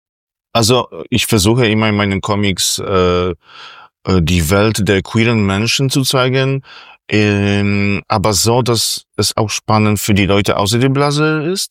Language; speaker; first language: German; non-native, fluent; Polish